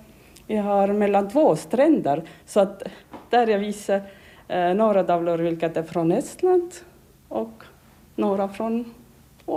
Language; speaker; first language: Swedish; non-native, learner; Estonian